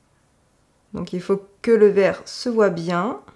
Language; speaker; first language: French; native; French